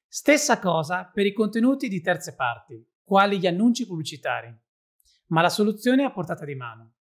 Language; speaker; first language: Italian; native; Italian